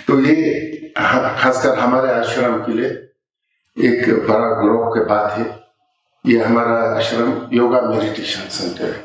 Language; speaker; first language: Hindi; non-native, local second language; Ladakhi